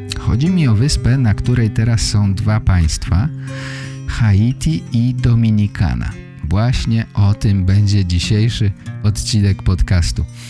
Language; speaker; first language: Polish; native; Polish